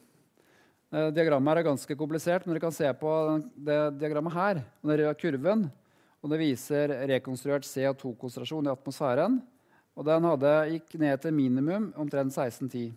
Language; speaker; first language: Norwegian; native; Norwegian